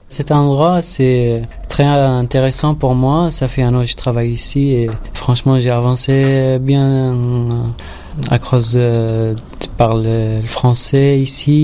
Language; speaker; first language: French; non-native, learner; Arabic